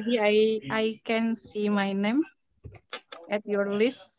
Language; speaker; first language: English; non-native, learner; Indonesian